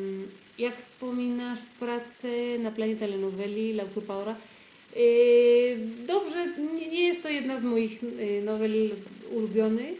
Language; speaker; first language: Polish; early bilingual, heritage; Polish